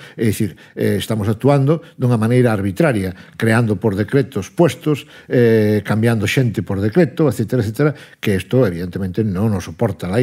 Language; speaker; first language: Galician; non-native, local second language; Spanish